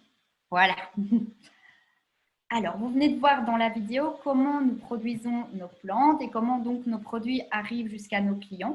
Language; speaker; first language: French; native; French